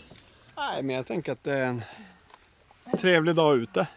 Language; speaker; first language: Swedish; native; Swedish